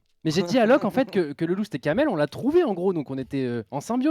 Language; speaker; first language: French; native; French